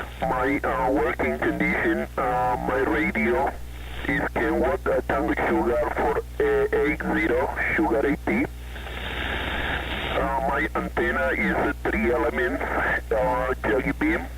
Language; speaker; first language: English; non-native, learner; Spanish